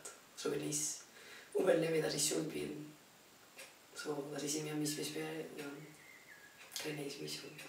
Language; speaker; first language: German; non-native, learner; Spanish